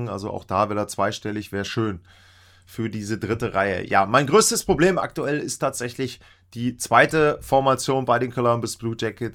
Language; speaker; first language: German; native; German